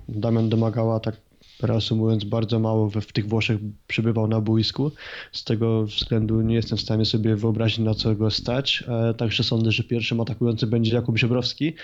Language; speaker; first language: Polish; native; Polish